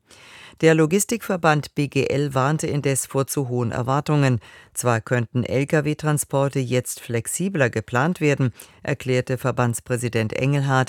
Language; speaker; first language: German; native; German